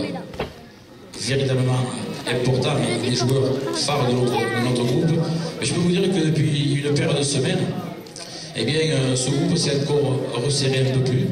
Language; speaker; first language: French; native; French